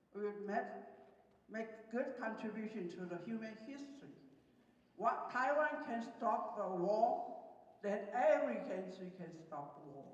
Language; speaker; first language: English; non-native, fluent; Chinese